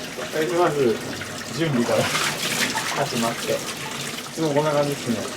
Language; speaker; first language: Japanese; native; Japanese